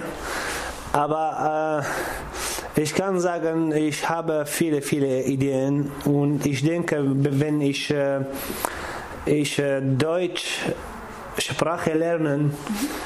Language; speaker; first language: German; non-native, learner; Kurdish